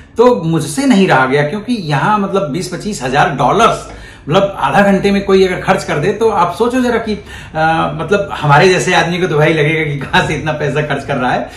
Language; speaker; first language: Hindi; native; Hindi